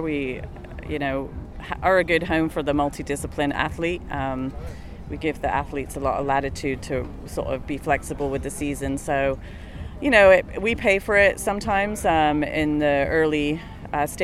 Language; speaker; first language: English; native; English